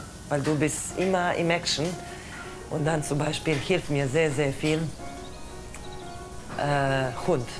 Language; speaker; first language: German; non-native, fluent; Croatian